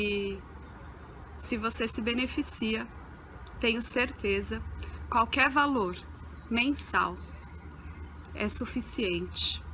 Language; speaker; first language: Portuguese; native; Portuguese